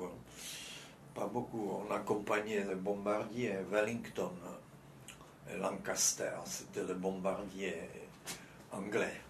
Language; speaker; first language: French; non-native, fluent; Czech